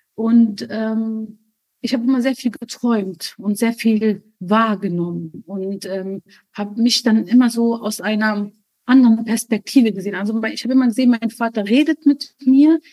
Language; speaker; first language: German; early bilingual, other home language; Arabic